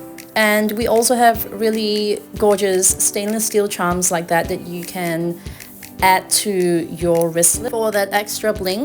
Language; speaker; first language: English; native; English